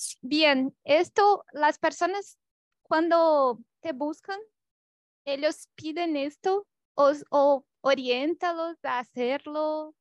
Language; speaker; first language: Spanish; non-native, learner; Portuguese